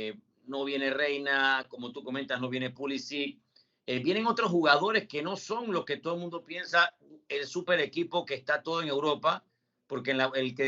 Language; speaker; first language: Spanish; native; Spanish